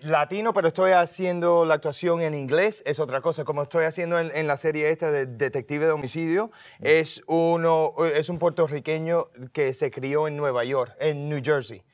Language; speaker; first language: Spanish; early bilingual, heritage; Spanish